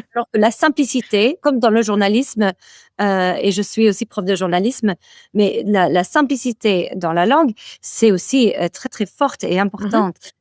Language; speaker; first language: French; non-native, fluent; English